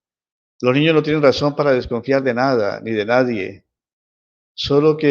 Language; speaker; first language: Spanish; native; Spanish